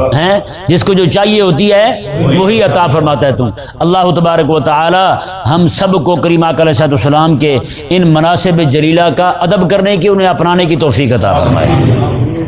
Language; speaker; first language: Urdu; non-native, local second language; Punjabi